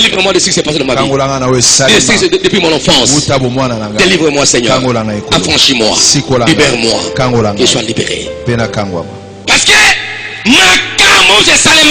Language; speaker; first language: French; non-native, local second language; Lingala